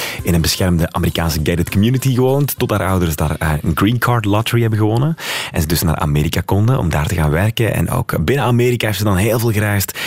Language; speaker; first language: Dutch; native; Dutch